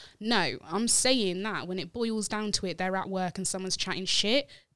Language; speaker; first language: English; native; English